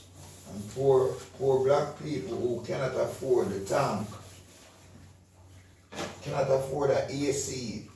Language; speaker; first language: English; non-native, local second language; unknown